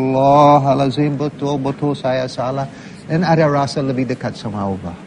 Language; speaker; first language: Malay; non-native, fluent; English